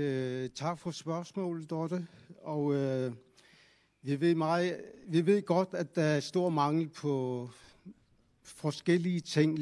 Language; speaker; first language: Danish; non-native, local second language; Kalaallisut